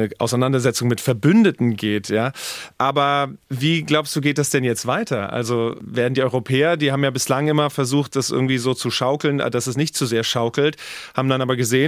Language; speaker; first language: German; native; German